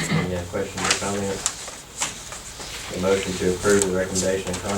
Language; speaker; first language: English; native; English